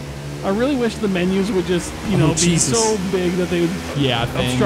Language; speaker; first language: English; native; English